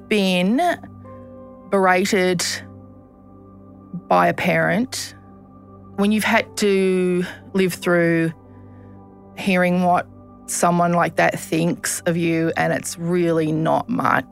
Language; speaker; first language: English; native; English